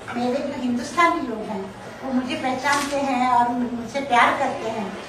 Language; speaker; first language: Hindi; non-native, local second language; Marathi